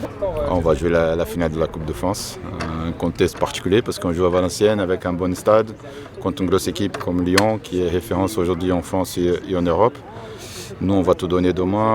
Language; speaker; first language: French; native; French